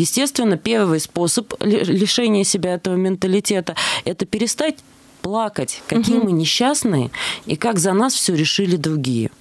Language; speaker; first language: Russian; native; Russian